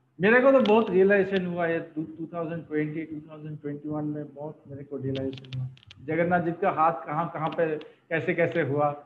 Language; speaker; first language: Hindi; non-native, local second language; Bangla